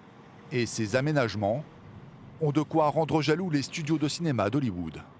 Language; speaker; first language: French; native; French